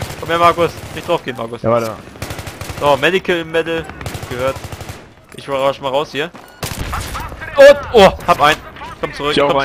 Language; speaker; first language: German; native; German